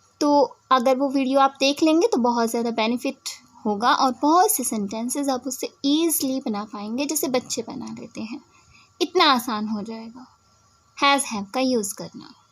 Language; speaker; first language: Hindi; native; Hindi